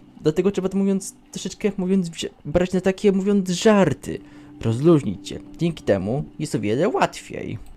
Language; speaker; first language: Polish; native; Polish